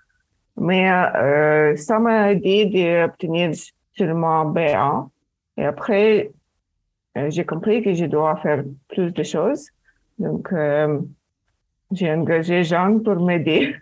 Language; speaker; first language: French; non-native, fluent; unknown